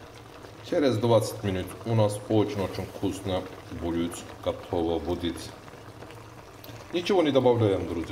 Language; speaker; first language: Russian; non-native, learner; Turkish